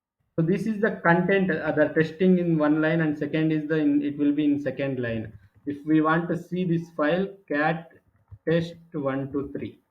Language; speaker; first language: English; non-native, local second language; Telugu